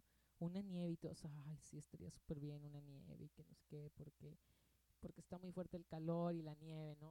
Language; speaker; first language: Spanish; native; Spanish